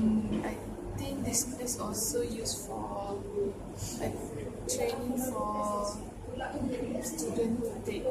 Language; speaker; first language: English; non-native, local second language; Malay